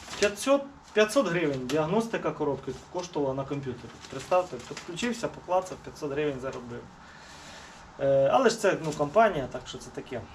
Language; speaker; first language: Ukrainian; non-native, local second language; Russian